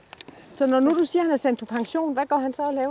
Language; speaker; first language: Danish; native; Danish